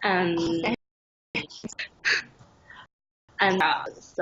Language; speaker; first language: English; non-native, learner; Chinese